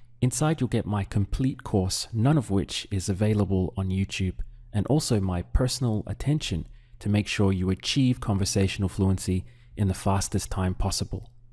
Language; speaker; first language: English; native; English